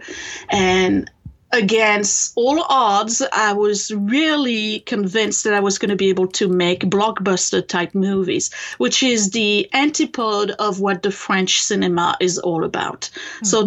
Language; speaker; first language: English; non-native, fluent; French